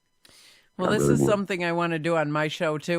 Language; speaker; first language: English; native; English